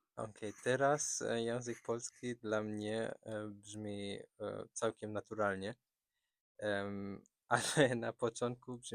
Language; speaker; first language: Polish; non-native, fluent; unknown